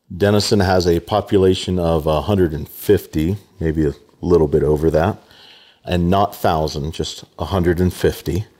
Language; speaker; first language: English; native; English